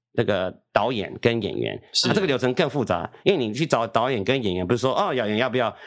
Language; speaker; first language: Chinese; early bilingual, heritage; Chinese